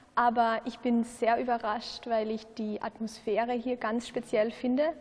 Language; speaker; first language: German; native; German